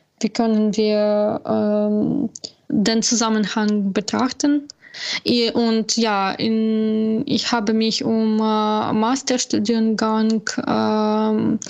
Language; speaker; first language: German; non-native, learner; Ukrainian